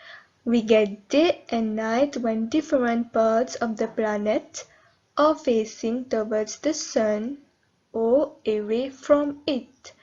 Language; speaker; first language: English; non-native, local second language; Morisyen